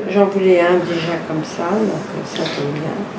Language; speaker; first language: French; native; French